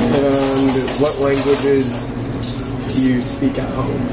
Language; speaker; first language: English; early bilingual, other home language; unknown